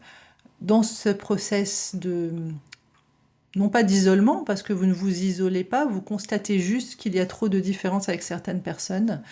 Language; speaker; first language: French; native; French